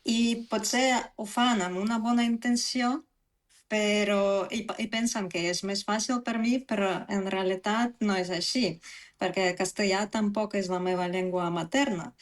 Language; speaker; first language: Catalan; non-native, fluent; Russian